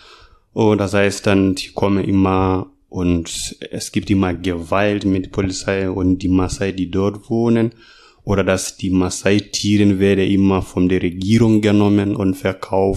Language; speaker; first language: German; non-native, learner; Masai